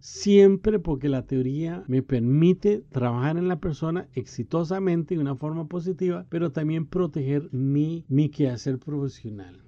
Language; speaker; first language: Spanish; native; Spanish